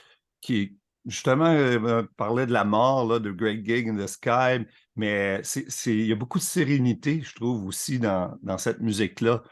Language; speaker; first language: French; native; French